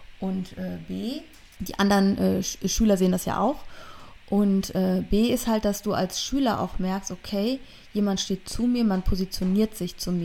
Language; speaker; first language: German; native; German